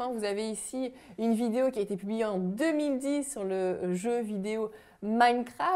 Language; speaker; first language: French; native; French